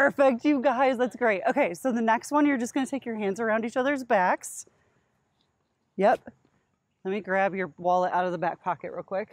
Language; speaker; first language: English; native; English